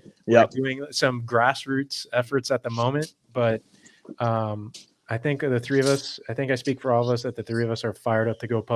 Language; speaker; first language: English; native; English